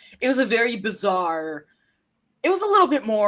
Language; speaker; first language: English; native; English